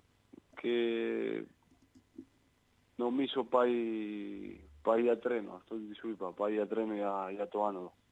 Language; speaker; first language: Greek; non-native, learner; Spanish